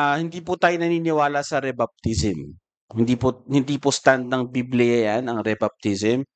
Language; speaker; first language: Filipino; native; Filipino